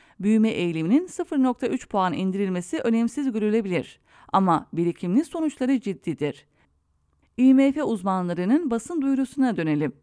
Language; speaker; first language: Turkish; native; Turkish